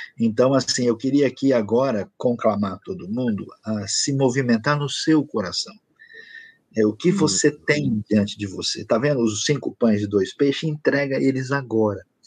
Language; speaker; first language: Portuguese; native; Portuguese